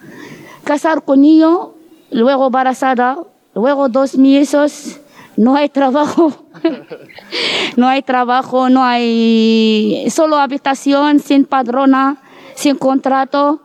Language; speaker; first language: Spanish; non-native, learner; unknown